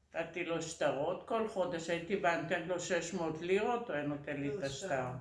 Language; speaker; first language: Hebrew; early bilingual, other home language; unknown